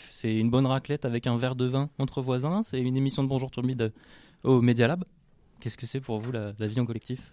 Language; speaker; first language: French; native; French